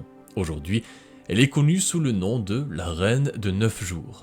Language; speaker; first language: French; native; French